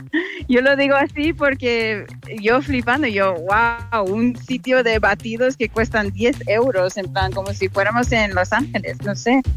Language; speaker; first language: Spanish; non-native, fluent; English